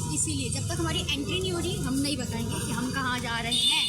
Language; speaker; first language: Hindi; native; Hindi